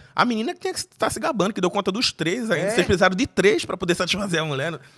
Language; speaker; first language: Portuguese; native; Portuguese